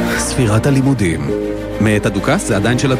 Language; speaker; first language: Hebrew; native; Hebrew